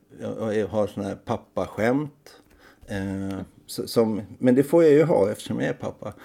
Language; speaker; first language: Swedish; native; Swedish